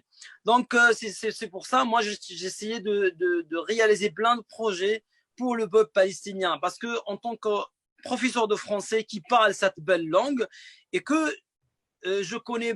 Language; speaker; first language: French; non-native, fluent; Arabic